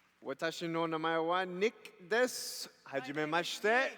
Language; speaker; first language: Japanese; non-native, learner; English